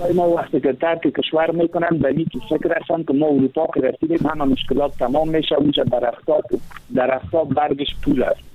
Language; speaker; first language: Persian; native; Persian